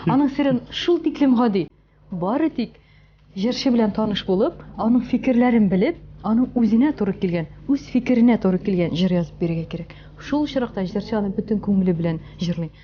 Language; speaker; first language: Tatar; native; Tatar